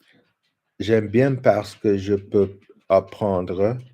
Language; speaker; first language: French; non-native, learner; English